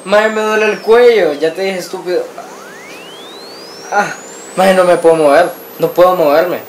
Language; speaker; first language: Spanish; native; Spanish